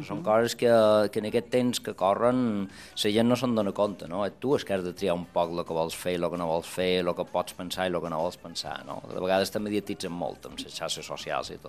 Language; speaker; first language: Catalan; non-native, local second language; Spanish